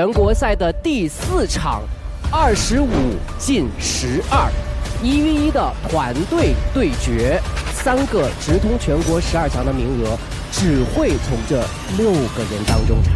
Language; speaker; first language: Chinese; native; Chinese